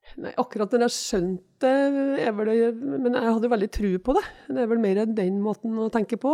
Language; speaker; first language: Norwegian; native; Norwegian